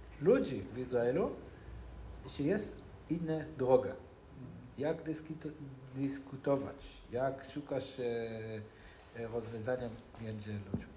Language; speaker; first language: Polish; non-native, learner; Hebrew